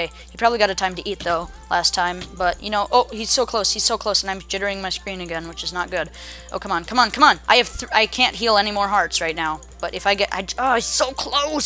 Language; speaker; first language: English; native; English